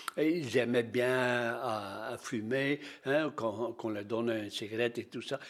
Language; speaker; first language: French; non-native, local second language; Dutch